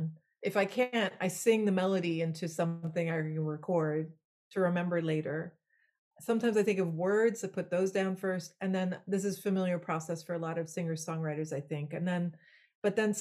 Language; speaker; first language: English; non-native, fluent; French